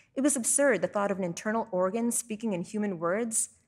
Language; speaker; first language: English; native; English